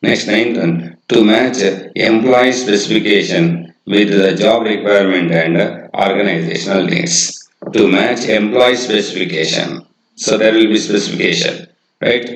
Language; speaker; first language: English; non-native, local second language; Kannada